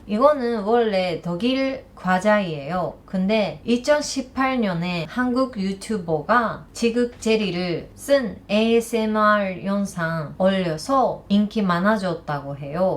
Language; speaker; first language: Korean; non-native, learner; Japanese